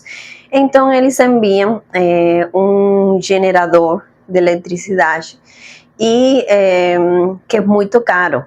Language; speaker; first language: Portuguese; non-native, fluent; Spanish